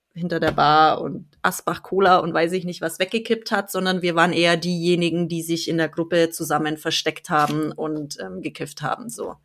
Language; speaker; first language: German; native; German